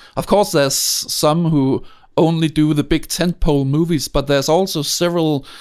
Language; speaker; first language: English; non-native, fluent; Danish